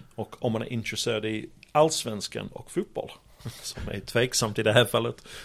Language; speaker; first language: Swedish; non-native, fluent; English